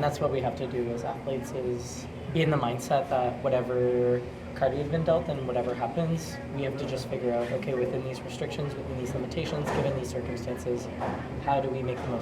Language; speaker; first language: English; native; English